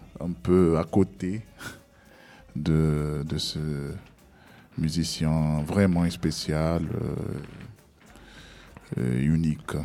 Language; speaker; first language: French; non-native, learner; Portuguese